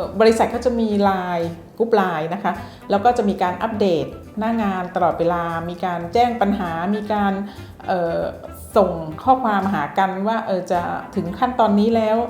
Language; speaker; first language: Thai; native; Thai